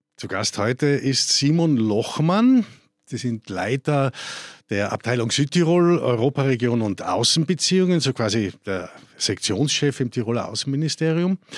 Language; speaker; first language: German; native; German